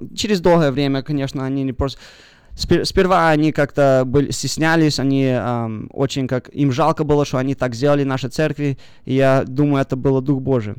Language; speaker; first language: Russian; early bilingual, heritage; Russian